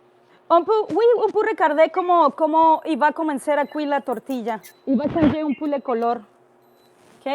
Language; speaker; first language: French; non-native, learner; Spanish